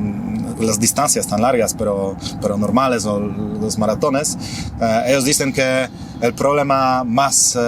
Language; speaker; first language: Spanish; non-native, fluent; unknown